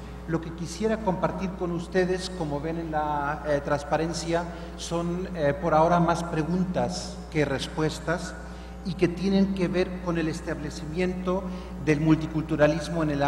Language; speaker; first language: Spanish; non-native, fluent; German